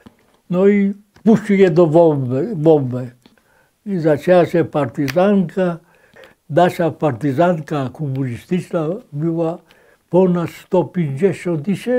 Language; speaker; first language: Polish; non-native, fluent; Greek